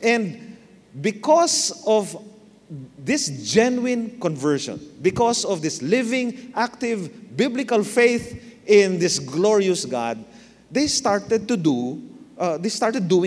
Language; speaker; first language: English; non-native, local second language; Filipino